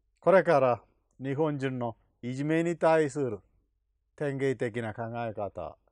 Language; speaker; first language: Japanese; non-native, fluent; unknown